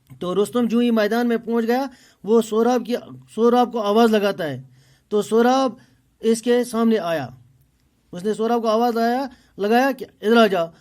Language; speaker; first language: Urdu; non-native, local second language; Kashmiri